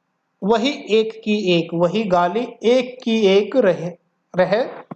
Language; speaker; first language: Hindi; native; Hindi